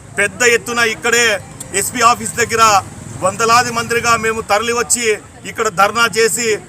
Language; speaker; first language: Telugu; non-native, local second language; Lambadi